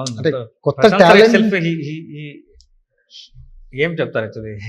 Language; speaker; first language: Telugu; non-native, learner; Kannada